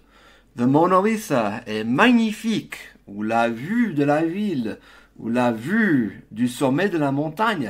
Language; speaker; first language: French; non-native, fluent; English